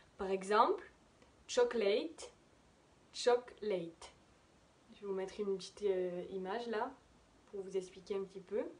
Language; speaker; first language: French; native; French